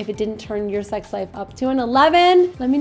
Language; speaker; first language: English; native; English